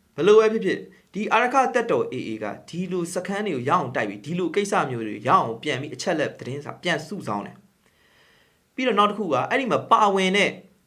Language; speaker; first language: Burmese; native; Burmese